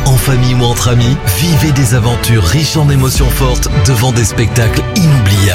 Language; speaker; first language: French; native; French